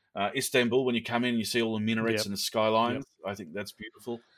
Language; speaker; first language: English; native; English